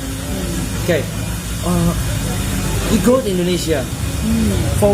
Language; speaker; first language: English; non-native, learner; Indonesian